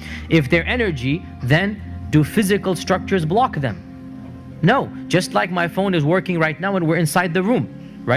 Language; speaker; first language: English; native; English